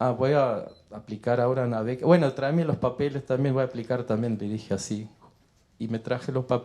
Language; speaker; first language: Spanish; non-native, fluent; German